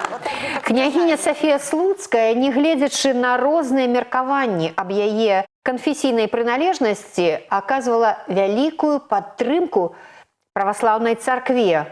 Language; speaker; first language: Belarusian; native; Belarusian